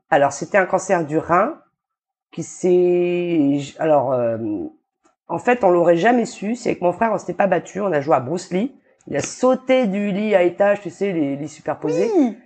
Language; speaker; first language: French; native; French